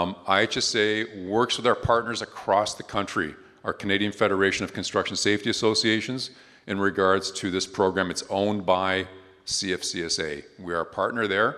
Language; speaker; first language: English; native; English